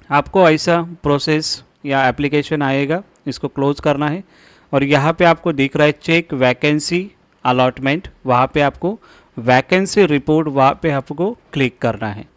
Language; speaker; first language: Hindi; non-native, local second language; Marathi